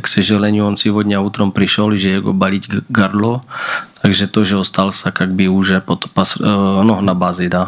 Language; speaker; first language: Russian; non-native, learner; Slovak